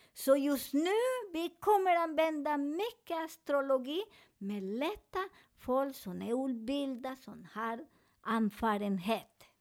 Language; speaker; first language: Swedish; non-native, learner; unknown